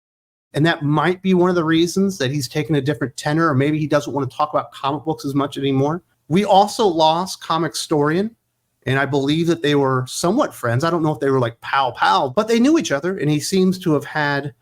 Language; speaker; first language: English; native; English